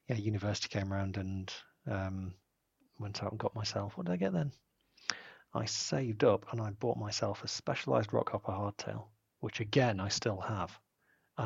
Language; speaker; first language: English; native; English